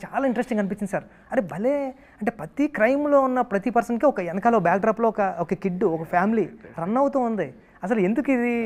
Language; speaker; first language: Telugu; native; Telugu